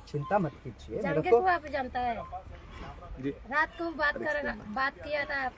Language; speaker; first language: Hindi; non-native, learner; Rohingya